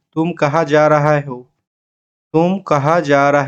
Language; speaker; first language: Hindi; non-native, learner; Bangla